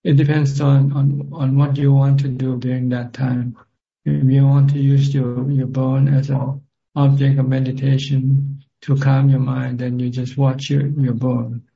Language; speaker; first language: English; non-native, fluent; Thai